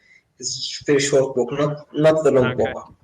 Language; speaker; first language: English; non-native, learner; Arabic